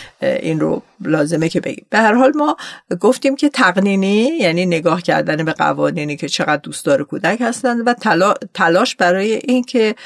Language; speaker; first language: Persian; native; Persian